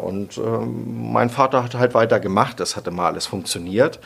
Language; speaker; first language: German; native; German